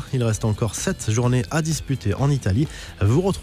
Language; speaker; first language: French; native; French